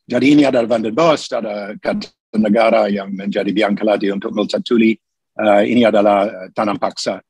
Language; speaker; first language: Indonesian; non-native, fluent; English